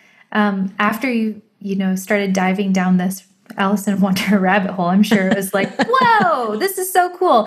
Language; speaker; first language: English; native; English